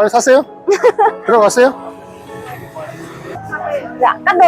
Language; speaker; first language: Korean; native; Korean